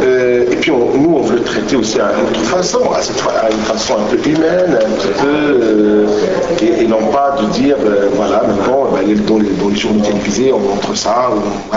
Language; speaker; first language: French; non-native, local second language; Arabic